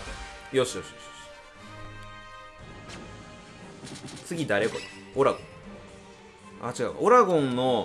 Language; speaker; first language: Japanese; native; Japanese